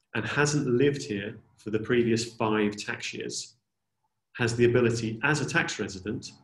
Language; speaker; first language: English; native; English